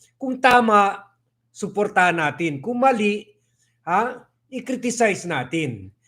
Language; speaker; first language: Filipino; native; Filipino